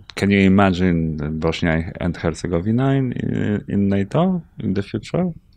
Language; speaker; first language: English; non-native, fluent; Polish